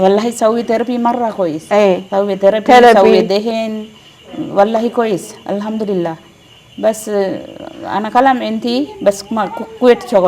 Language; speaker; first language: Arabic; non-native, learner; Sinhala